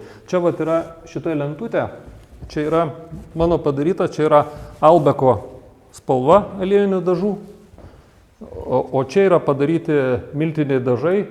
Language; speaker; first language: Lithuanian; native; Lithuanian